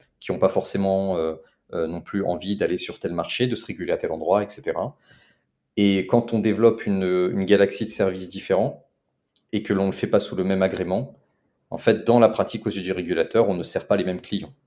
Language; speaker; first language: French; native; French